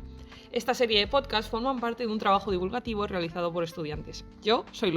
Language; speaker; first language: Spanish; native; Spanish